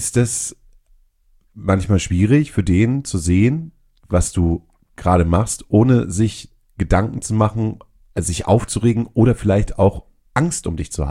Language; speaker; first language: German; native; German